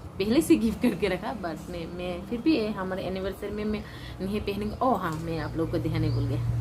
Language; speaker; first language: Hindi; non-native, local second language; Kok Borok